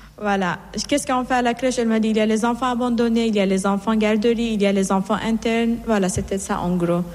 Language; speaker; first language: French; non-native, fluent; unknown